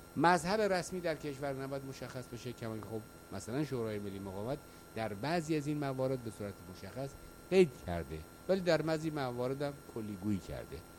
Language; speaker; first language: Persian; non-native, local second language; Kurdish